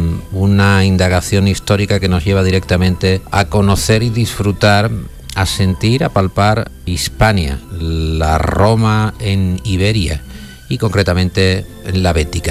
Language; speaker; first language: Spanish; native; Spanish